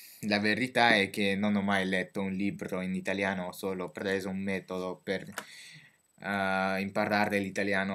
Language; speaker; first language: Italian; non-native, learner; French